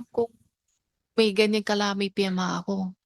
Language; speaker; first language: Filipino; non-native, learner; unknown